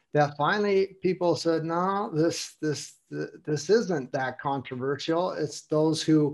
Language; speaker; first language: English; native; English